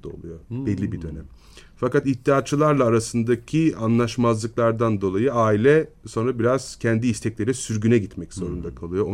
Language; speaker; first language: Turkish; native; Turkish